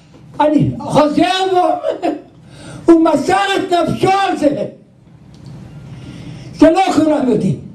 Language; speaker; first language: Hebrew; non-native, local second language; Yiddish